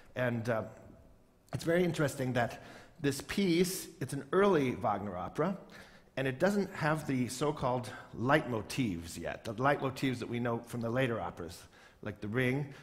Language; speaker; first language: English; native; English